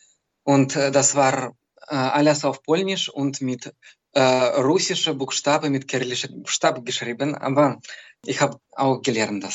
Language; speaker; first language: German; non-native, learner; Belarusian